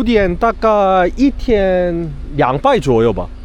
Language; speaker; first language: Chinese; non-native, learner; Korean